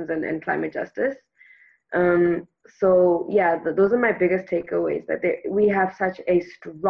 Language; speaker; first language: English; non-native, local second language; Tswana